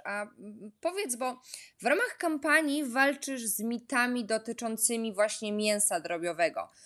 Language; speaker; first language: Polish; native; Polish